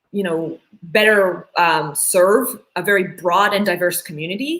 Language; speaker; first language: English; early bilingual, other home language; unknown